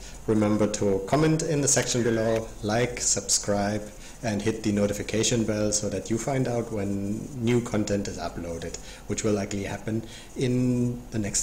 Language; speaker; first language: English; non-native, fluent; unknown